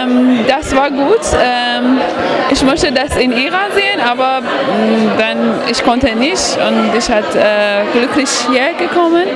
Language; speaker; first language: German; non-native, learner; Persian